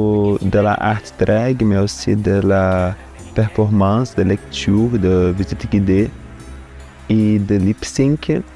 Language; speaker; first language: French; non-native, fluent; Portuguese